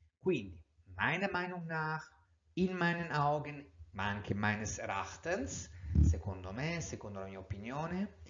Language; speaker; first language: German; non-native, fluent; Italian